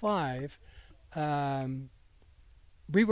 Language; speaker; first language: English; non-native, fluent; Dutch